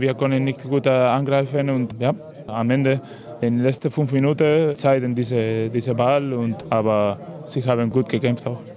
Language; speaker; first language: German; non-native, learner; Spanish